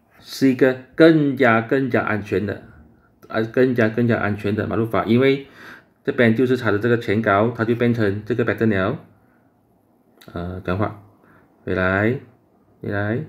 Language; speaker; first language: Chinese; native; Chinese